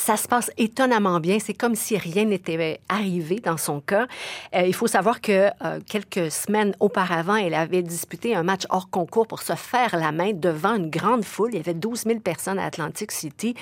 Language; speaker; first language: French; native; French